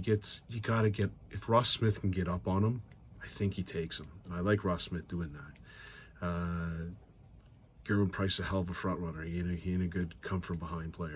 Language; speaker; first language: English; native; English